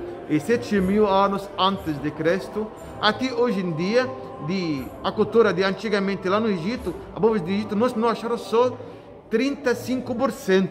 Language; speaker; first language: Portuguese; non-native, learner; Arabic